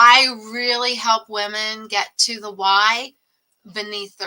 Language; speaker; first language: English; native; English